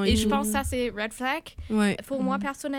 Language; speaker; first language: French; non-native, fluent; German